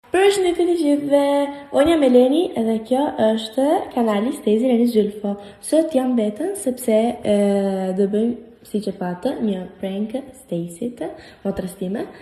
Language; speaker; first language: Albanian; early bilingual, heritage; Albanian